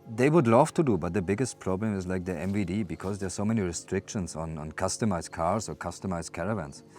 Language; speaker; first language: English; non-native, fluent; German